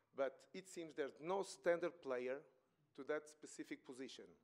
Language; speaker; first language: English; non-native, fluent; Portuguese